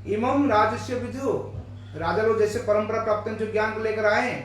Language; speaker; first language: Hindi; non-native, local second language; Bangla